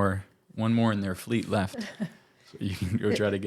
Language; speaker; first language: English; native; English